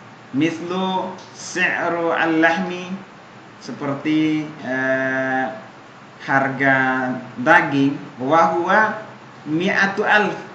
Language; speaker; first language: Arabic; non-native, fluent; Indonesian